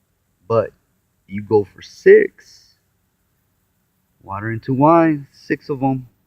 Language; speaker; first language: English; native; English